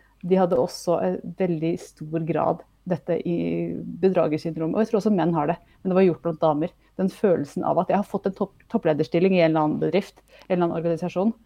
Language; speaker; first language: Norwegian; native; Norwegian